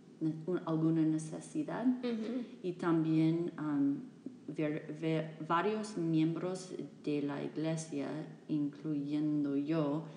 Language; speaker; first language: Spanish; non-native, fluent; English